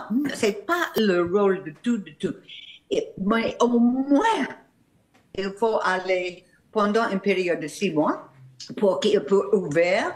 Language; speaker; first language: French; non-native, fluent; English